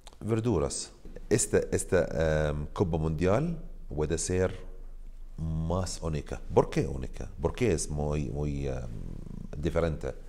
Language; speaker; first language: Spanish; non-native, learner; Arabic